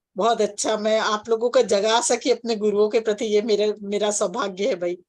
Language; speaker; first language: Hindi; native; Hindi